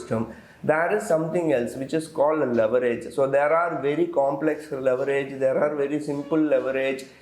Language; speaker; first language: English; non-native, local second language; Tamil